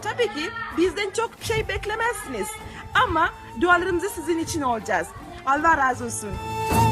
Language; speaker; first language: Turkish; non-native, learner; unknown